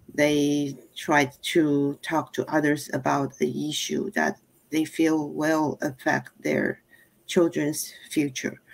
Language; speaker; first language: English; non-native, fluent; Chinese